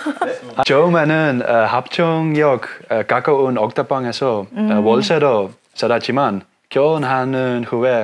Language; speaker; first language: Korean; non-native, learner; Dutch